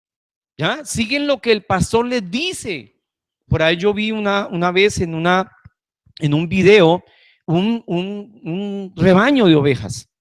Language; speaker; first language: Spanish; native; Spanish